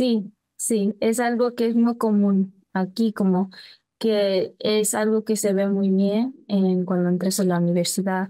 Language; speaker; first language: Spanish; early bilingual, heritage; Spanish